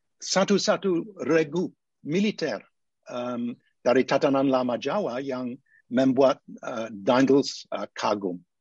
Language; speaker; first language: Indonesian; non-native, fluent; English